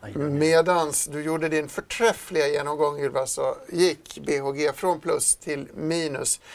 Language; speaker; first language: Swedish; native; Swedish